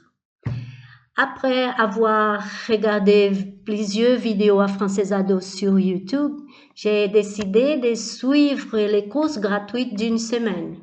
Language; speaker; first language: French; non-native, learner; Portuguese